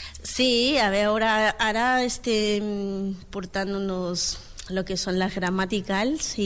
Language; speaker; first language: Catalan; non-native, learner; Spanish